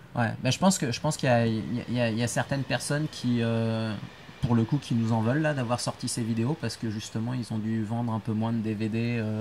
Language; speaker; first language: French; native; French